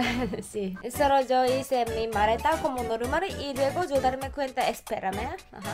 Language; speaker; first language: Spanish; non-native, learner; Japanese